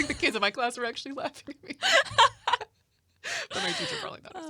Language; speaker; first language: English; native; English